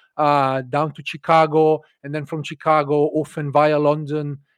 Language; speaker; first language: English; non-native, fluent; Italian